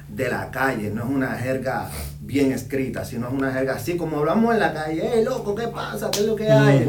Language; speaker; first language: Spanish; native; Spanish